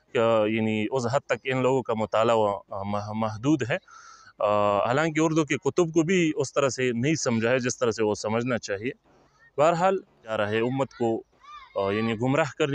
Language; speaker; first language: Urdu; native; Urdu